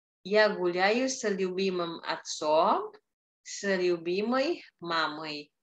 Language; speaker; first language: Russian; non-native, fluent; Indonesian